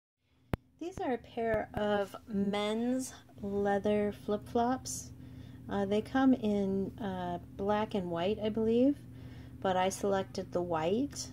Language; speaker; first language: English; native; English